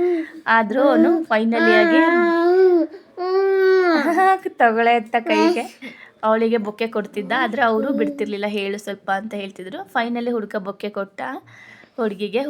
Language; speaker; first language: Kannada; native; Kannada